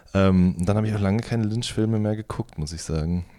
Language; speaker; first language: German; native; German